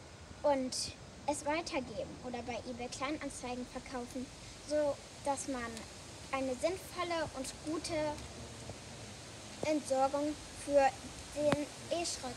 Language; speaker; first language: German; native; German